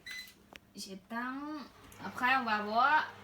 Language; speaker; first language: French; non-native, learner; Khmer